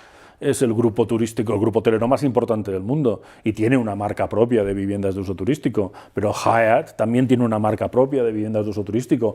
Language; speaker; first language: Spanish; native; Spanish